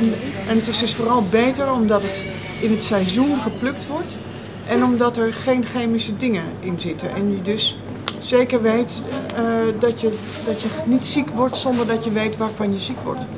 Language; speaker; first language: Dutch; native; Dutch